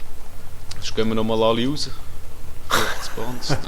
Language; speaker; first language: German; native; German